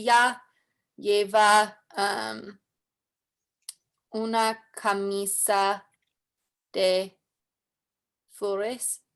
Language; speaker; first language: Spanish; non-native, learner; English